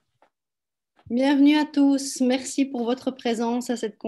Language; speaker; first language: French; native; French